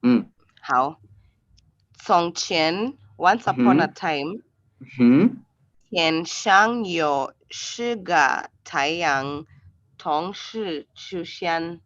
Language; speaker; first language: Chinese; non-native, learner; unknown